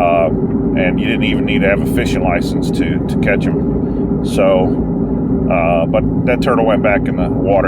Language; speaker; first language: English; native; English